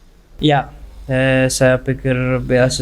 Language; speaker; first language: Indonesian; non-native, learner; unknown